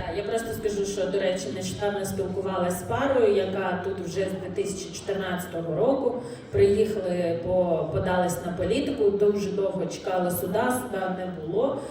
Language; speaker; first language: Ukrainian; non-native, local second language; Russian